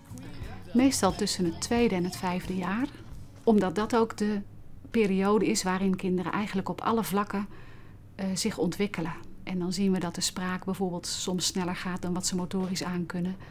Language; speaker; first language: Dutch; native; Dutch